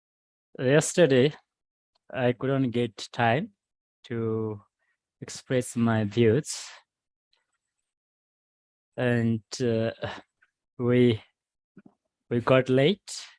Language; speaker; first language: English; non-native, learner; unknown